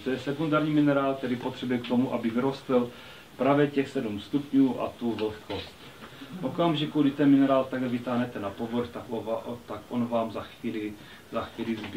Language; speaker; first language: Czech; native; Czech